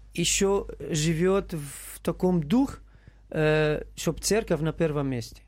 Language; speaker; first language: Russian; non-native, learner; Arabic